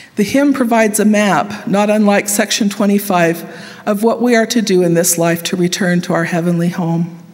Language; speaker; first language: English; native; English